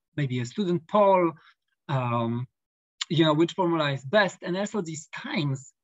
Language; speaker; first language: English; non-native, fluent; Polish